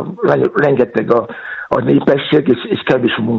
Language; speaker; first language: Hungarian; non-native, fluent; Yoruba